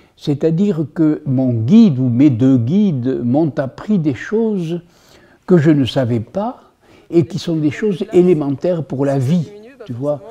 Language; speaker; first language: French; native; French